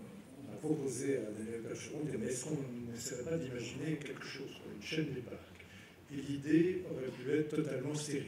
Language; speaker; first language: French; native; French